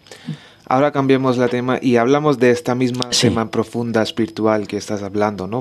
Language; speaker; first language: Spanish; non-native, learner; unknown